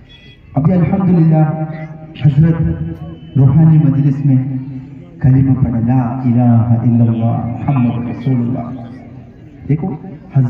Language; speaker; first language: Hindi; non-native, local second language; Malayalam